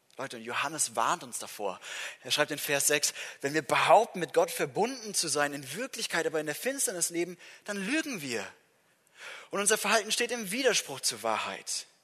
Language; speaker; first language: German; non-native, fluent; English